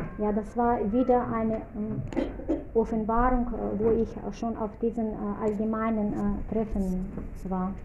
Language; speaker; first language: German; non-native, fluent; Russian